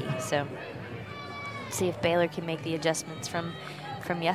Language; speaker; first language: English; native; English